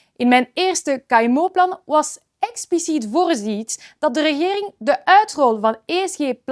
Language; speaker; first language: Dutch; non-native, local second language; French